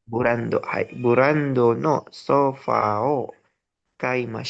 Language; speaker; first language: Japanese; non-native, learner; Indonesian